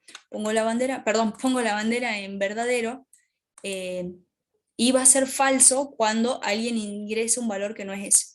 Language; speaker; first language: Spanish; native; Spanish